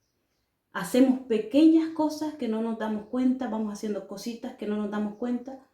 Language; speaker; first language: Spanish; native; Spanish